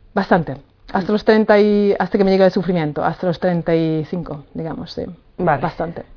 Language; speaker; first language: Spanish; non-native, fluent; Hungarian